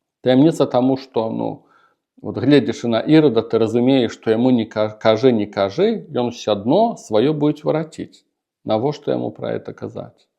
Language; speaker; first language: Belarusian; native; Belarusian